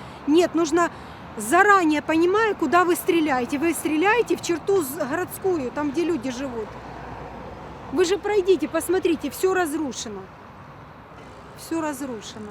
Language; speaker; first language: Russian; native; Russian